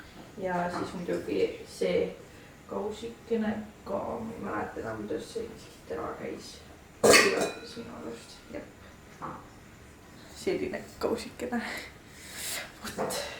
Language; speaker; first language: Estonian; native; Estonian